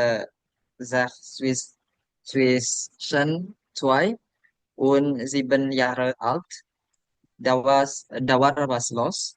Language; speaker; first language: German; non-native, learner; Indonesian